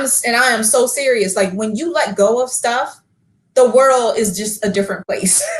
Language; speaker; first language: English; native; English